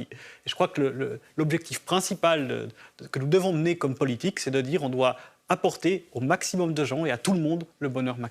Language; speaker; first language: French; native; French